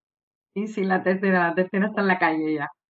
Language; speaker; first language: Spanish; native; Spanish